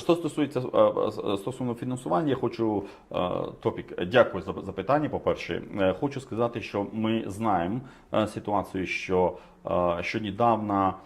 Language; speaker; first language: Ukrainian; non-native, fluent; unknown